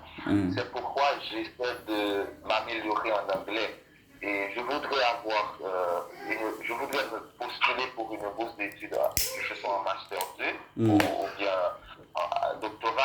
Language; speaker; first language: French; non-native, local second language; Haitian Creole